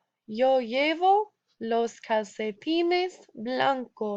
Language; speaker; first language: Spanish; non-native, fluent; English